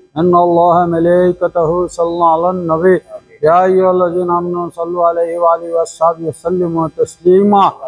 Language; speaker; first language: Urdu; native; Urdu